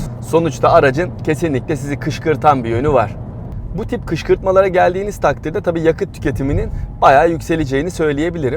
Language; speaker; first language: Turkish; native; Turkish